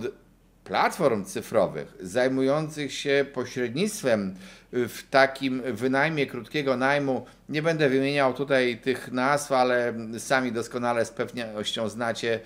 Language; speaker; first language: Polish; native; Polish